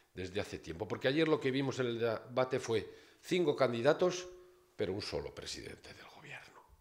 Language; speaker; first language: Spanish; native; Spanish